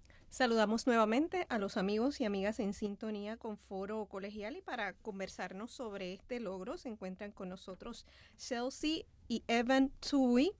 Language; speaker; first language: Spanish; native; Spanish